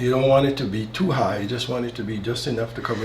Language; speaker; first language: English; native; English